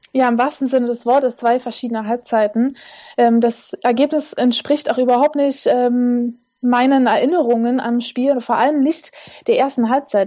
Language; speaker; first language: German; native; German